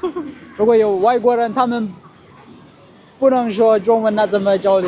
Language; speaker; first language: Chinese; non-native, learner; Amharic